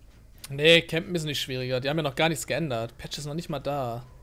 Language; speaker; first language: German; native; German